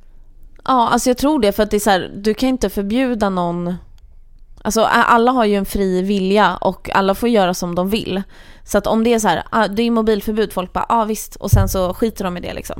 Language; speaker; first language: Swedish; native; Swedish